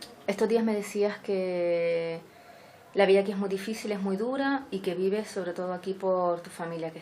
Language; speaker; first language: Spanish; native; Spanish